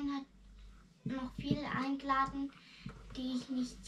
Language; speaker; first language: German; early bilingual, other home language; Thai